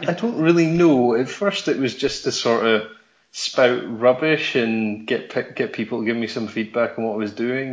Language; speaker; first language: English; native; English